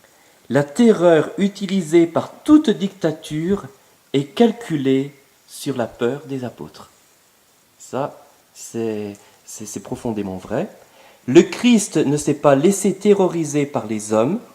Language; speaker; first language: French; native; French